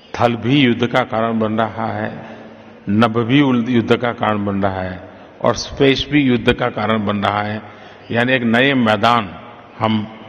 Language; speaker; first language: Hindi; non-native, local second language; Gujarati